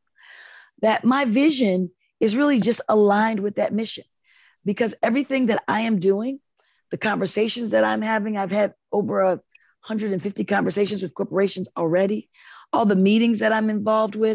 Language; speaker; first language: English; native; English